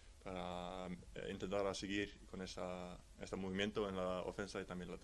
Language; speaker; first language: Spanish; non-native, learner; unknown